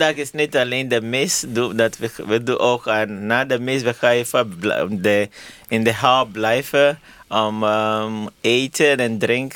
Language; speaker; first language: Dutch; non-native, learner; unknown